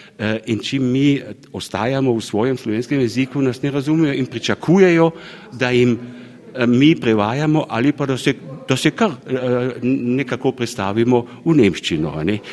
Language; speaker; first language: Slovenian; native; Slovenian